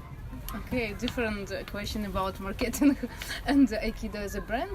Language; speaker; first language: English; non-native, learner; Russian